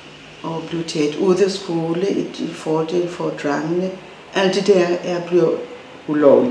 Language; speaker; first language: Danish; non-native, local second language; Masai